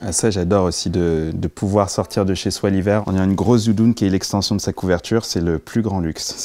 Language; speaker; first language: French; native; French